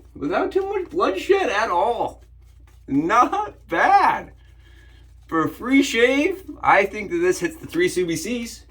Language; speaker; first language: English; native; English